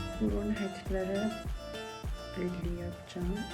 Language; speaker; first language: Turkish; non-native, learner; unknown